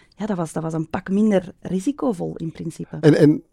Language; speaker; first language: Dutch; native; Dutch